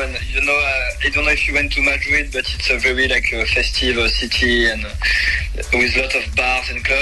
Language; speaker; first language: English; non-native, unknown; French